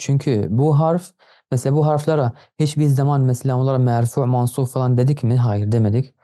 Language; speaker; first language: Turkish; non-native, fluent; Arabic